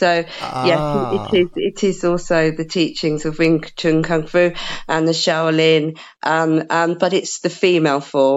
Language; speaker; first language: English; native; English